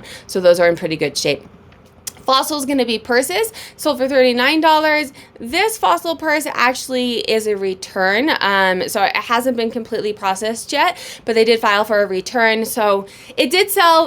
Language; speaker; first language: English; native; English